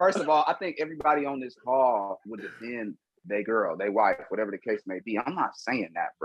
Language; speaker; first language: English; native; English